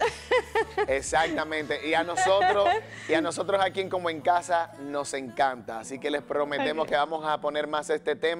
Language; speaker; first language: Spanish; native; Spanish